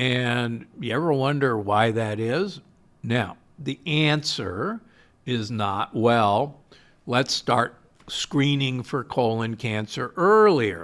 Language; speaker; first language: English; native; English